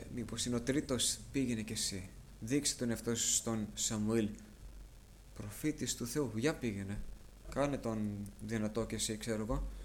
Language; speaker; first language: Greek; early bilingual, heritage; Greek